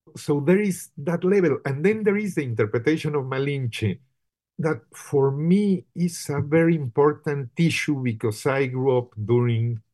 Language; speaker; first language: English; non-native, fluent; Spanish